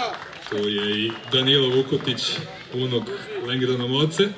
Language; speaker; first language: Croatian; native; Croatian